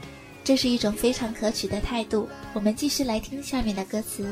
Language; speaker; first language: Chinese; native; Chinese